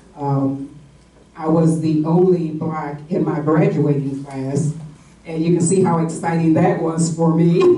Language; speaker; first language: English; native; English